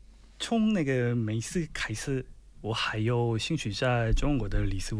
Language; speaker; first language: Chinese; non-native, fluent; Korean